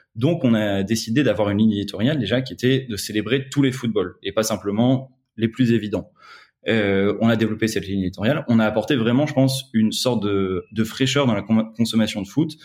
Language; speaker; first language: French; native; French